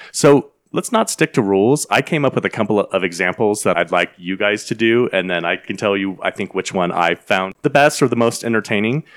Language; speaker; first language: English; native; English